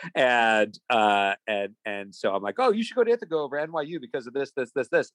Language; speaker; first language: English; native; English